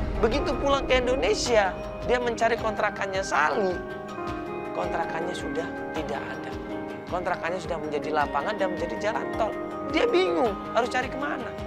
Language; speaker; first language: Indonesian; native; Indonesian